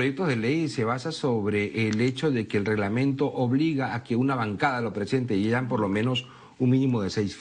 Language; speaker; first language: Spanish; native; Spanish